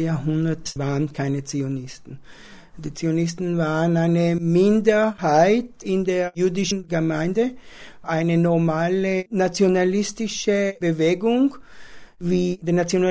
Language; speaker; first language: German; non-native, fluent; Hebrew